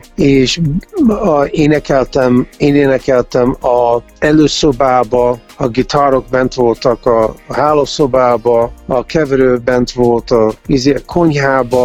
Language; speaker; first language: Hungarian; early bilingual, heritage; Hungarian